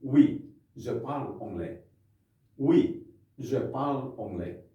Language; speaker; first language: French; non-native, fluent; Indonesian